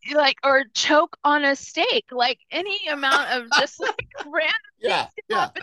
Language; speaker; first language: English; early bilingual, other home language; Spanish